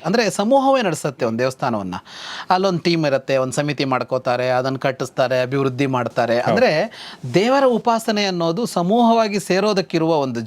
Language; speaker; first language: Kannada; native; Kannada